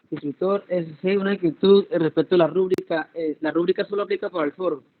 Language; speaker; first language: Spanish; native; Spanish